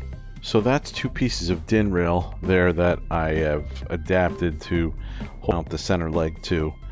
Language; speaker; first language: English; native; English